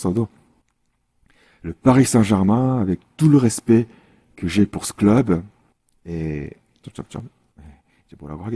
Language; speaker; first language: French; non-native, fluent; Korean